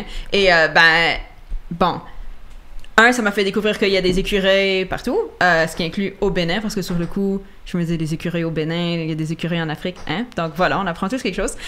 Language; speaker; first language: French; native; French